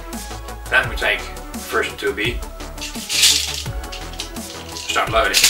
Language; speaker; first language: English; non-native, fluent; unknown